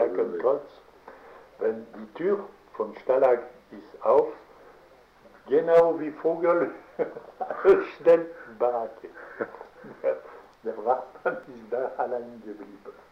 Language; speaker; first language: German; non-native, learner; French